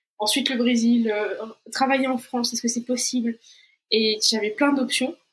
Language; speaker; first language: French; non-native, fluent; Portuguese